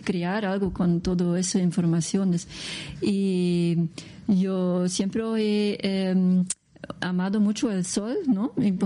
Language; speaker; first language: Spanish; non-native, learner; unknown